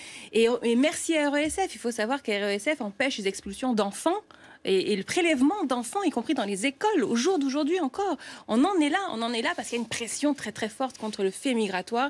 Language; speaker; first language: French; native; French